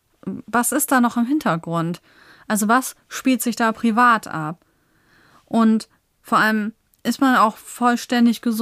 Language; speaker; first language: German; native; German